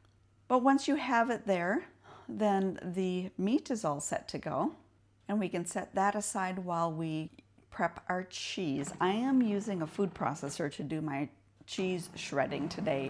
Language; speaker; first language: English; native; English